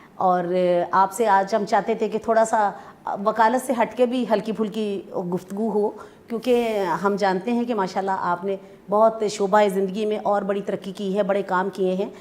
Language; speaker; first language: Urdu; non-native, local second language; Punjabi